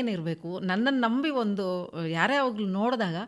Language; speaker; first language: Kannada; non-native, local second language; Telugu